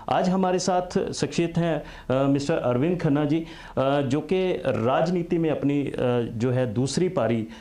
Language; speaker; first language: Hindi; non-native, local second language; Punjabi